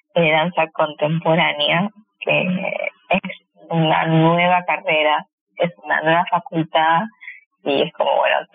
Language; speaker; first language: Spanish; native; Spanish